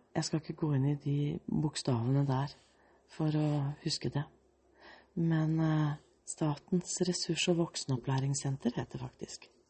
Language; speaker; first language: Norwegian; early bilingual, other home language; Danish